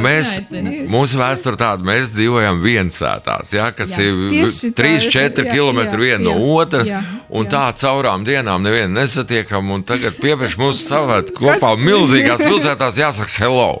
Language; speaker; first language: Latvian; native; Latvian